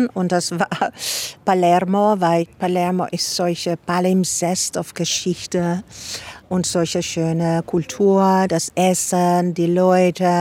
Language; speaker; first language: German; non-native, fluent; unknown